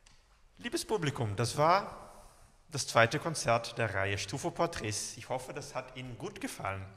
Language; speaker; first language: German; native; German